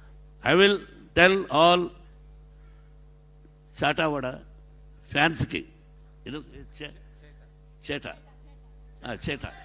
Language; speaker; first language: Tamil; non-native, learner; Telugu